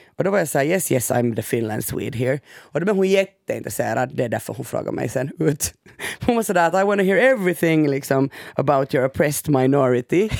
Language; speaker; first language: Swedish; native; Swedish